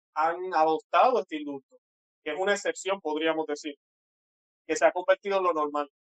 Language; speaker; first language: Spanish; native; Spanish